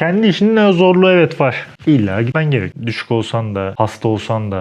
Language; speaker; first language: Turkish; native; Turkish